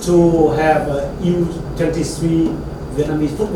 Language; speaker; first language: English; non-native, learner; Vietnamese